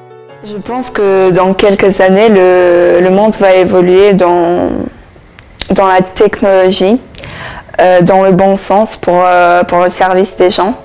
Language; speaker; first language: French; early bilingual, other home language; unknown